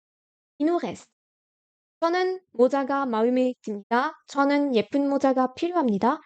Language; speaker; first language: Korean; non-native, fluent; French